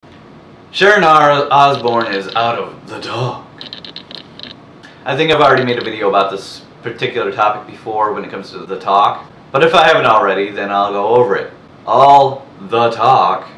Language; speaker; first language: English; native; English